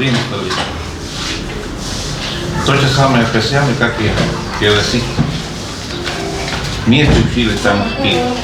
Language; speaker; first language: Russian; non-native, learner; Spanish